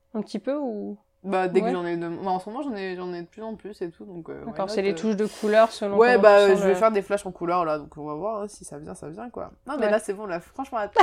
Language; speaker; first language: French; early bilingual, other home language; Japanese